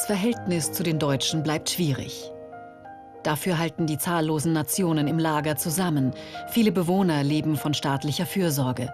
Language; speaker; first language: German; native; German